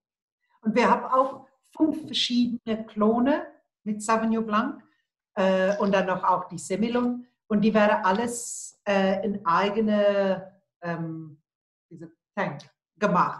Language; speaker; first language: German; non-native, learner; Afrikaans